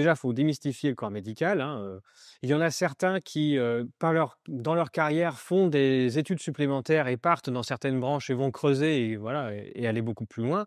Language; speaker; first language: French; native; French